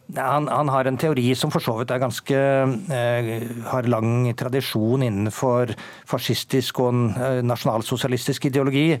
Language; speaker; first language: Norwegian; native; Norwegian